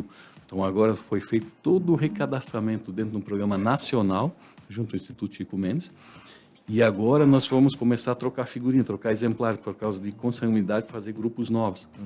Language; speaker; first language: Portuguese; native; Portuguese